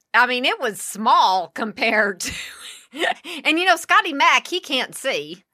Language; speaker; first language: English; native; English